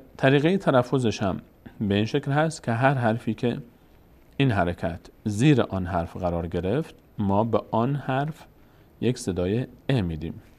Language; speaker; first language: Persian; native; Persian